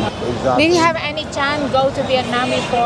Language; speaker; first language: English; non-native, learner; Vietnamese